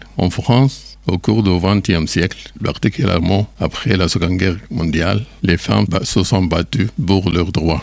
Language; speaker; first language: French; non-native, learner; Arabic